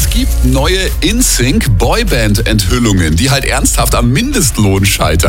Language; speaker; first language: German; native; German